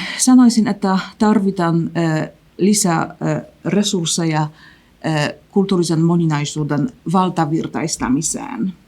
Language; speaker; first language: Finnish; non-native, fluent; Polish